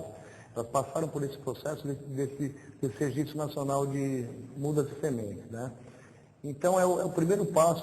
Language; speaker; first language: Portuguese; native; Portuguese